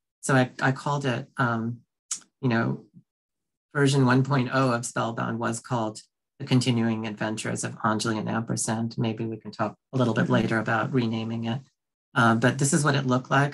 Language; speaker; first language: English; early bilingual, other home language; Bangla